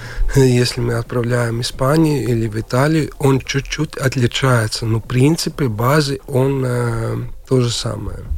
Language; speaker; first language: Russian; non-native, local second language; Latvian